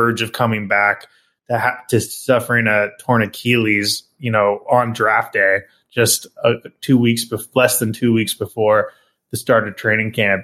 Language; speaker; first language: English; native; English